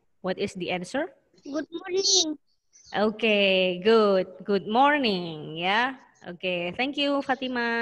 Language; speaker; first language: English; non-native, learner; Indonesian